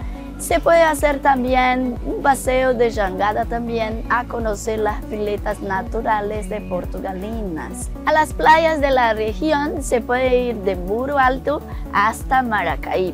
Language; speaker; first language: Spanish; non-native, fluent; Portuguese